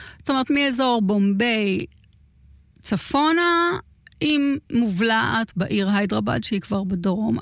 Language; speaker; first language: Hebrew; native; Hebrew